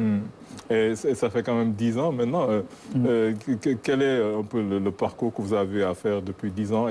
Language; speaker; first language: French; non-native, local second language; Wolof